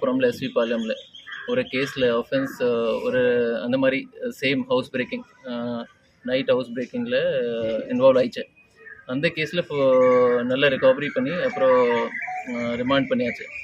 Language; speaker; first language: Tamil; non-native, fluent; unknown